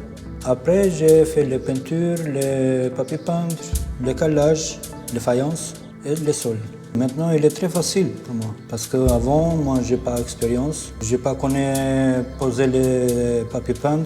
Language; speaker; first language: French; non-native, learner; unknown